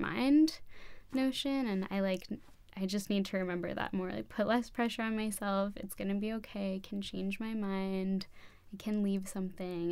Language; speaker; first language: English; native; English